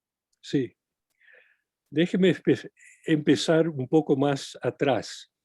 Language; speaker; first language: Spanish; non-native, fluent; English